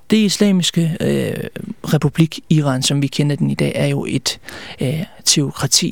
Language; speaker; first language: Danish; early bilingual, other home language; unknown